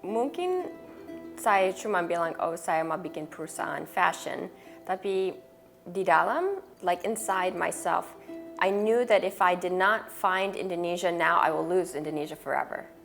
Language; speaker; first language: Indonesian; early bilingual, heritage; English